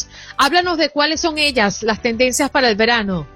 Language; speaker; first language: Spanish; native; Spanish